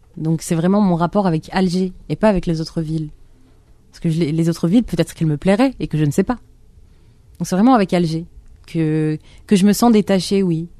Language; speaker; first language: French; non-native, local second language; Arabic